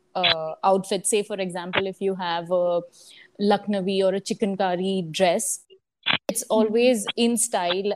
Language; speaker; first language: English; non-native, local second language; Gujarati